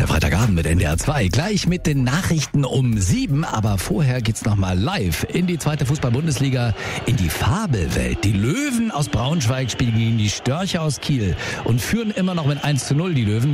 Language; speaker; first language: German; native; German